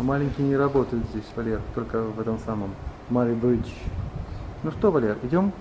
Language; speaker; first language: Russian; native; Russian